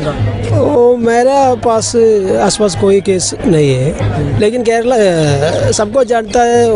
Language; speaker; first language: Hindi; non-native, local second language; Malayalam